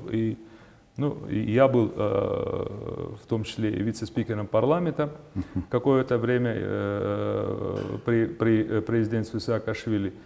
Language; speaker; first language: Russian; non-native, local second language; Georgian